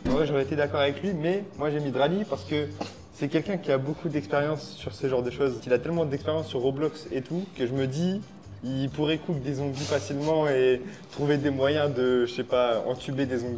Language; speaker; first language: French; native; French